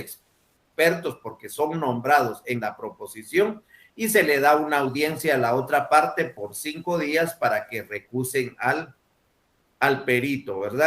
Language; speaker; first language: Spanish; native; Spanish